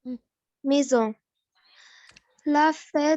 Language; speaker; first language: French; non-native, learner; Arabic